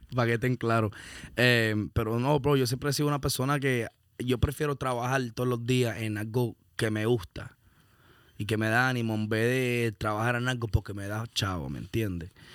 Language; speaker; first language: Spanish; early bilingual, heritage; Spanish